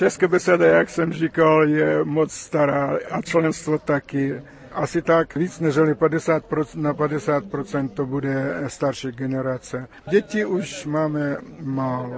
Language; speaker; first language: Czech; early bilingual, heritage; Czech